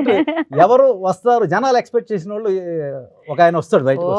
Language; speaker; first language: Telugu; native; Telugu